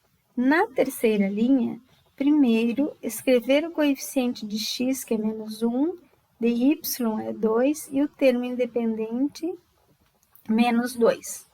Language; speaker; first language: Portuguese; native; Portuguese